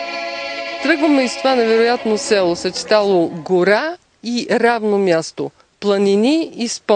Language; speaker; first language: Bulgarian; native; Bulgarian